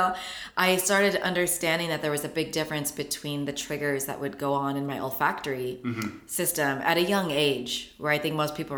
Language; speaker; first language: English; native; English